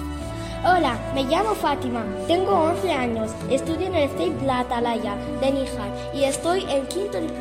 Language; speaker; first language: Spanish; early bilingual, other home language; Arabic